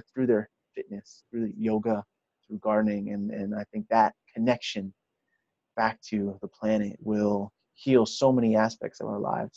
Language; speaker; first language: English; native; English